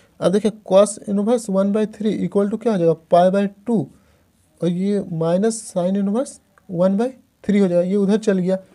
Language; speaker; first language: Hindi; native; Hindi